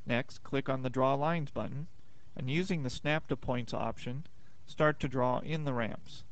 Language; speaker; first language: English; native; English